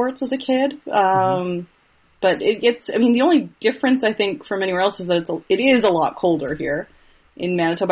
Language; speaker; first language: English; native; English